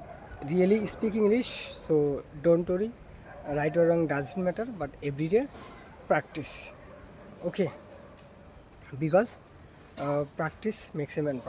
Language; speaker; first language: English; non-native, learner; Bangla